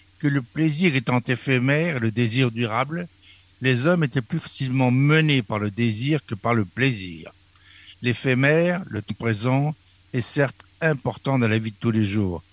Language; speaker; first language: French; native; French